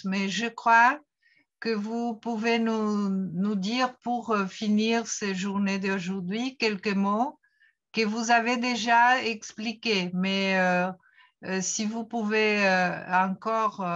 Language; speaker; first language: French; non-native, fluent; Portuguese